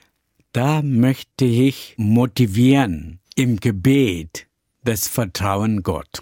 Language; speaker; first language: German; non-native, learner; Tamil